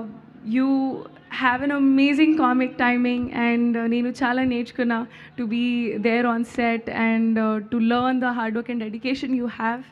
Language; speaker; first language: Telugu; non-native, learner; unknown